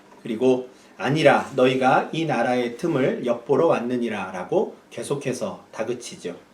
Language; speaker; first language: Korean; native; Korean